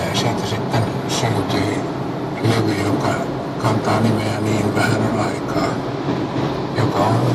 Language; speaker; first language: Finnish; native; Finnish